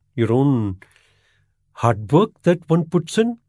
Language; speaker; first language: English; non-native, local second language; Gujarati